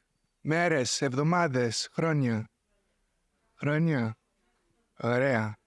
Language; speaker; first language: Greek; non-native, fluent; English